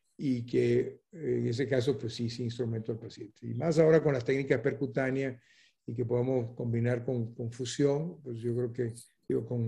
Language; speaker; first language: Spanish; native; Spanish